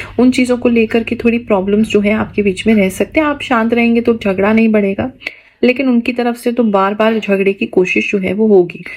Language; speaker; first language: Hindi; native; Hindi